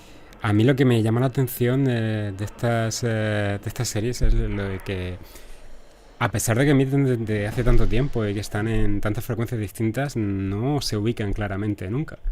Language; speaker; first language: Spanish; native; Spanish